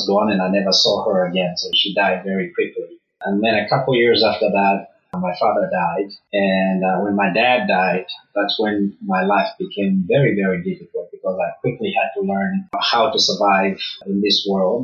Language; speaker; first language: English; early bilingual, other home language; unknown